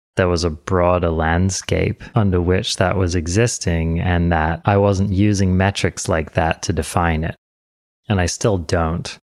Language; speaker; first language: English; native; English